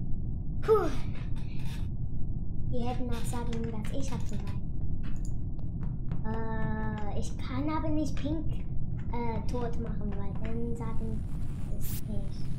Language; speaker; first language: German; non-native, learner; English